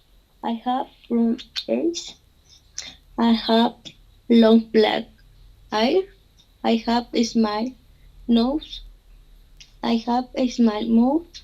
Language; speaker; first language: English; non-native, learner; Spanish